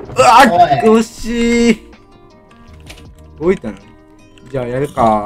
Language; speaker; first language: Japanese; native; Japanese